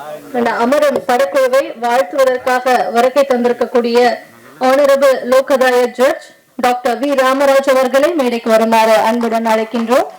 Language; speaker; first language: Tamil; native; Tamil